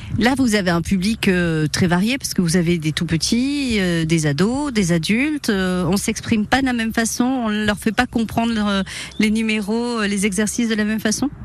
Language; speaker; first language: French; native; French